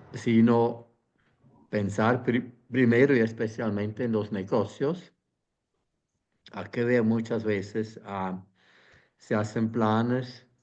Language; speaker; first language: Spanish; non-native, fluent; Swiss German